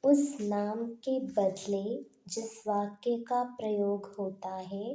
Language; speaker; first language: Hindi; non-native, local second language; Malayalam